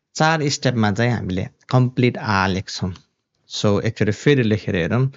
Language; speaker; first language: Nepali; non-native, local second language; Eastern Tamang